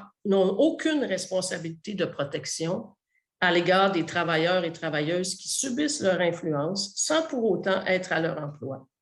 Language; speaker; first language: French; native; French